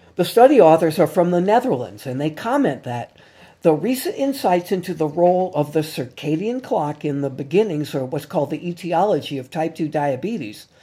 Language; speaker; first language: English; native; English